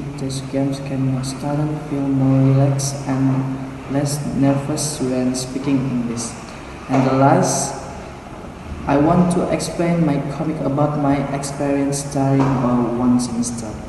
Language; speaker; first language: English; non-native, learner; Indonesian